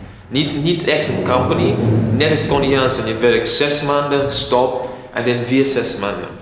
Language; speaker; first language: Dutch; non-native, fluent; English